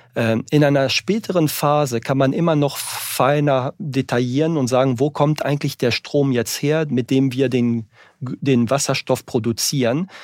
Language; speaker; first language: German; non-native, fluent; French